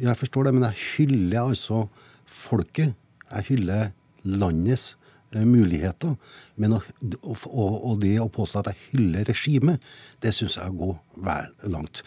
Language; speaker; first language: Norwegian; native; Norwegian